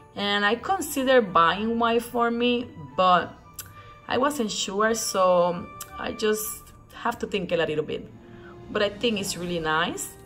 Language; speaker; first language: English; non-native, local second language; Spanish